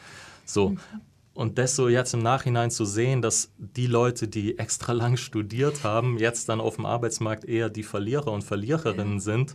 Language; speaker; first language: German; native; German